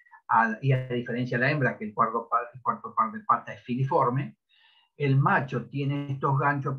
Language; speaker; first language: Spanish; native; Spanish